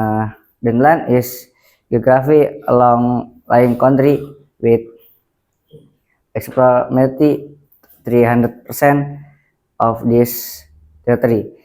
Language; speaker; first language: English; non-native, learner; Indonesian